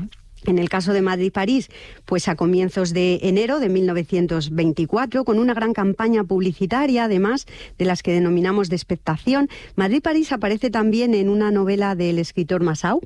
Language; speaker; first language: Spanish; native; Spanish